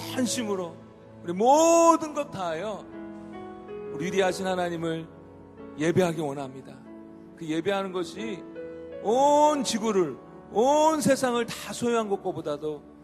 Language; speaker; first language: Korean; native; Korean